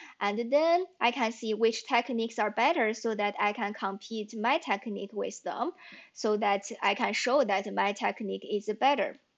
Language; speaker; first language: English; non-native, fluent; Chinese